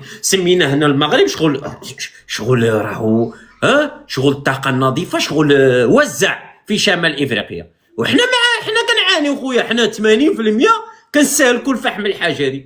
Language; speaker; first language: Arabic; native; Arabic